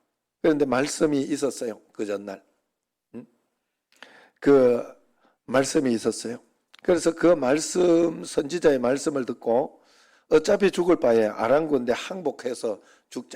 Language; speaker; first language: Korean; native; Korean